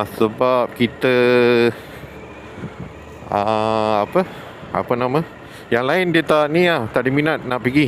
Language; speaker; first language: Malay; non-native, local second language; Tamil